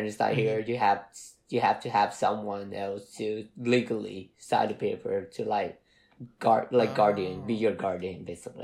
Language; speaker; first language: English; non-native, fluent; Vietnamese